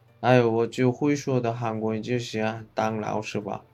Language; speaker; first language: Chinese; non-native, fluent; Korean